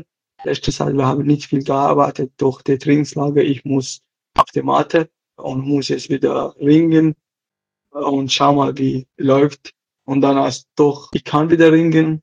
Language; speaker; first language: German; non-native, learner; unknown